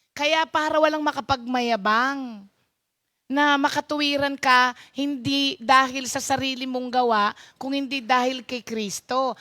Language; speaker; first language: Filipino; non-native, local second language; Pampanga